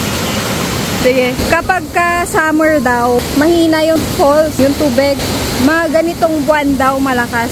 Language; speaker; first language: Filipino; native; Filipino